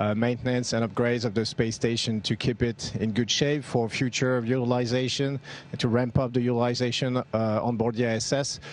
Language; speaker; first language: English; non-native, fluent; French